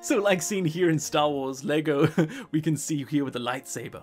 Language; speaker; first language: English; native; English